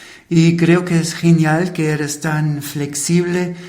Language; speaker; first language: Spanish; non-native, fluent; German